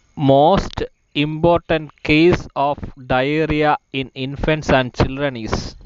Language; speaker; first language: English; non-native, local second language; Malayalam